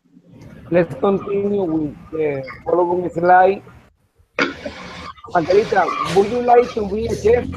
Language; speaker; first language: English; non-native, learner; Spanish